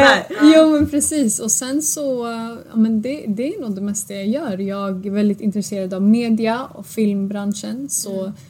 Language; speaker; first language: Swedish; early bilingual, other home language; Assyrian Neo-Aramaic